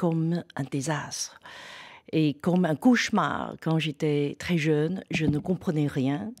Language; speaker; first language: French; non-native, fluent; Chinese